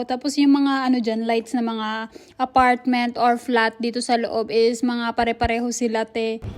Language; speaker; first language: Filipino; native; Filipino